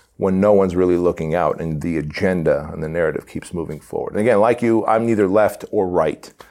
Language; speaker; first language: English; early bilingual, other home language; Armenian